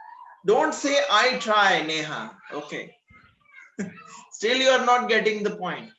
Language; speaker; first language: English; non-native, local second language; Gujarati